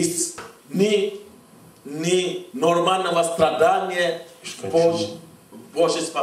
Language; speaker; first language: Russian; non-native, fluent; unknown